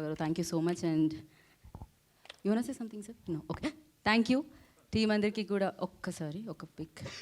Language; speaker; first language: Telugu; native; Telugu